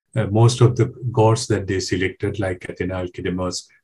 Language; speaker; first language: English; non-native, local second language; Sinhala